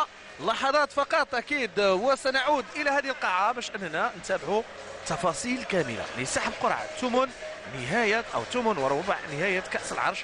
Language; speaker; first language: Arabic; native; Arabic